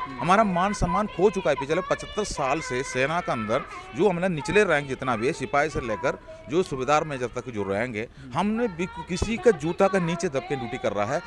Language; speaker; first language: Hindi; non-native, local second language; Malayalam